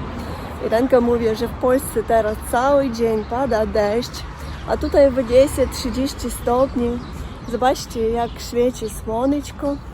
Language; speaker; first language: Polish; non-native, learner; Russian